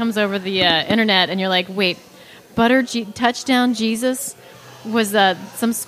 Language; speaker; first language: English; native; English